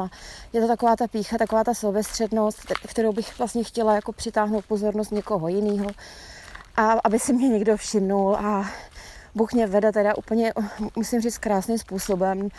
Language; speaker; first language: Czech; native; Czech